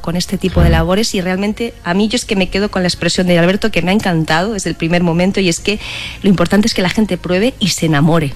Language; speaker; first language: Spanish; native; Spanish